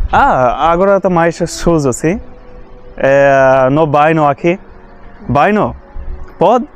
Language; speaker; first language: Portuguese; non-native, learner; Bangla